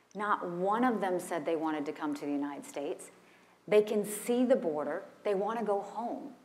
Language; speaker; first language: English; native; English